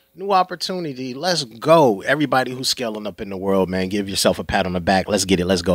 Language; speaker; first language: English; native; English